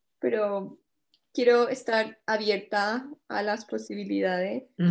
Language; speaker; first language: Spanish; early bilingual, heritage; Spanish